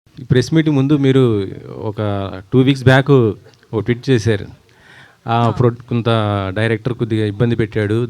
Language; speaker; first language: Telugu; native; Telugu